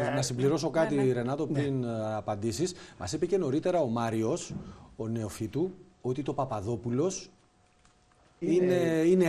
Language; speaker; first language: Greek; native; Greek